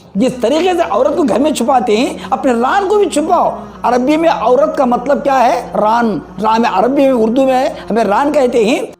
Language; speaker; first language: Urdu; native; Urdu